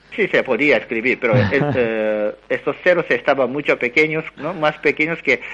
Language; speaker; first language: Spanish; non-native, fluent; Japanese